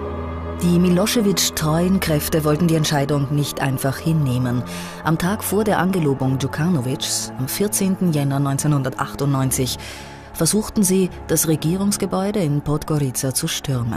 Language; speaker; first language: German; native; German